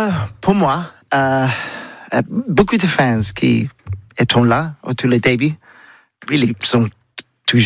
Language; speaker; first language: French; non-native, learner; English